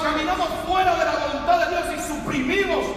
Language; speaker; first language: Spanish; native; Spanish